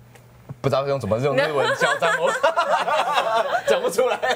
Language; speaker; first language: Chinese; native; Chinese